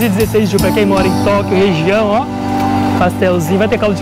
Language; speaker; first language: Portuguese; native; Portuguese